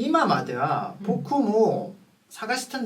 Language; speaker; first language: Japanese; non-native, fluent; Korean